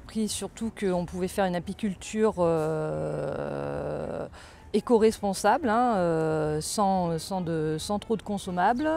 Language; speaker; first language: French; native; French